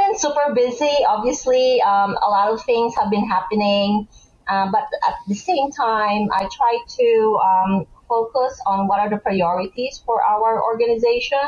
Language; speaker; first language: English; non-native, local second language; Hiligaynon